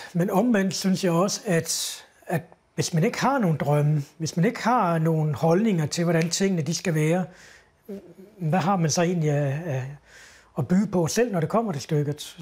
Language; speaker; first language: Danish; native; Danish